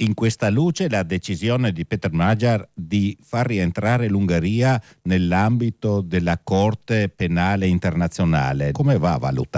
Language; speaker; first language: Italian; native; Italian